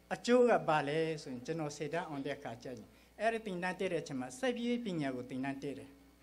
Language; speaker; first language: Burmese; non-native, local second language; Hakha Chin